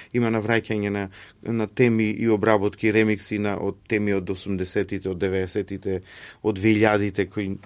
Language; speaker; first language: Macedonian; native; Macedonian